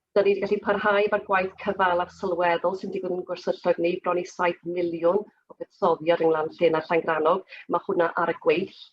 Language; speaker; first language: Welsh; native; Welsh